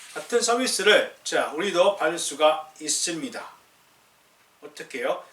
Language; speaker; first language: Korean; native; Korean